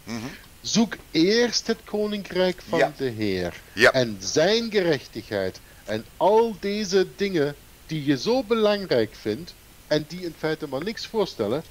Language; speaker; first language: Dutch; non-native, fluent; German